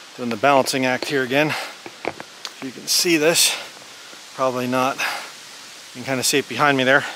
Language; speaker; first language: English; native; English